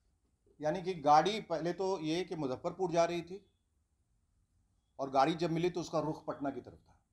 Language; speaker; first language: Hindi; native; Hindi